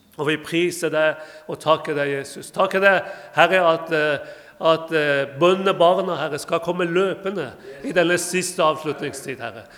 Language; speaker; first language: Norwegian; non-native, fluent; Persian